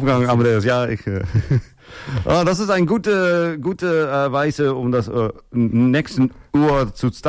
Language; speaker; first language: German; non-native, learner; Dutch